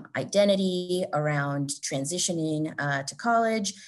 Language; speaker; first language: English; native; English